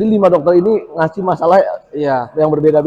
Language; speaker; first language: Indonesian; native; Indonesian